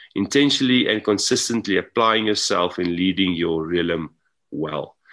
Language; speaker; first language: English; non-native, local second language; Afrikaans